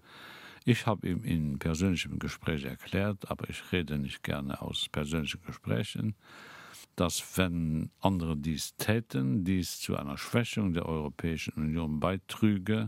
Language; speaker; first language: German; non-native, local second language; Luxembourgish